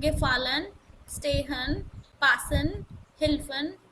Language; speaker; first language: German; non-native, fluent; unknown